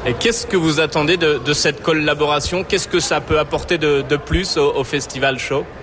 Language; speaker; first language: French; native; French